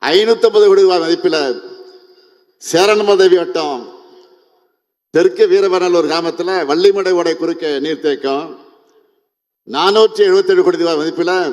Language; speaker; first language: Tamil; native; Tamil